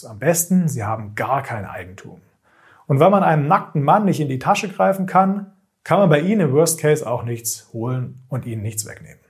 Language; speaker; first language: German; native; German